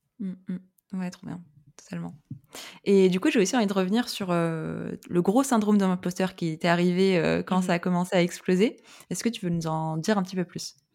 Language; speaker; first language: French; native; French